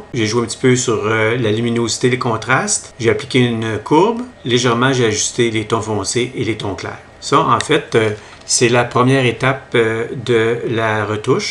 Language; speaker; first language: French; native; French